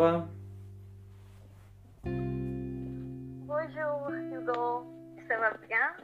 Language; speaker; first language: French; non-native, learner; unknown